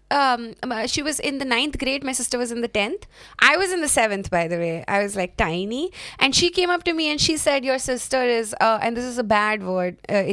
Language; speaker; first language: English; non-native, local second language; Hindi